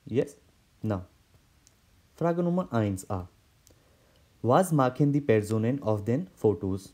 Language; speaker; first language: German; non-native, fluent; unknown